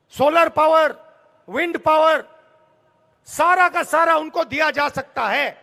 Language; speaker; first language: Hindi; native; Hindi